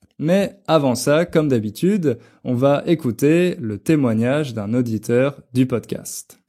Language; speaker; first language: French; native; French